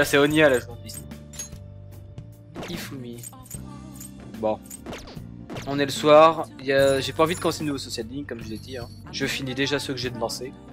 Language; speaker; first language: French; native; French